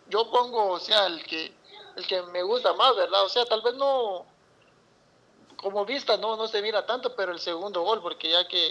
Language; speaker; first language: Spanish; native; Spanish